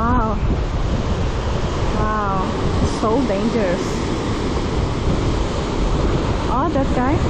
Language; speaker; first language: English; non-native, learner; Portuguese